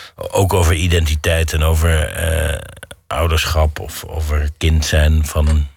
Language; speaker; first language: Dutch; native; Dutch